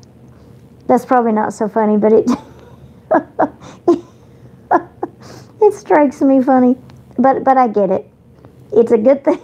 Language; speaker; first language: English; native; English